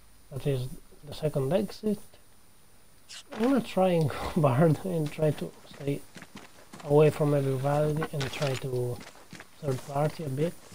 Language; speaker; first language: English; non-native, fluent; Italian